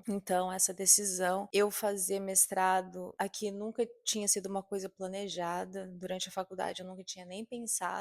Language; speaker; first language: Portuguese; native; Portuguese